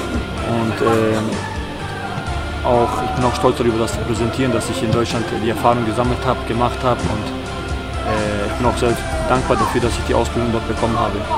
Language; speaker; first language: German; early bilingual, other home language; Albanian